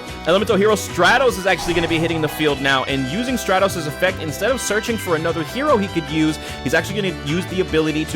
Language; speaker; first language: English; native; English